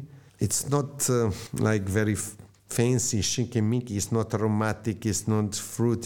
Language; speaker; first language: English; non-native, learner; Slovenian